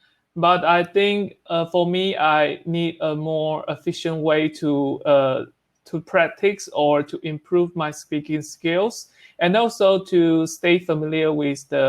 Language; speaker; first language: English; non-native, learner; Chinese